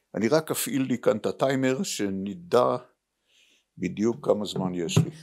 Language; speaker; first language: Hebrew; native; Hebrew